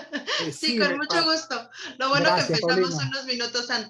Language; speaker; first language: Spanish; native; Spanish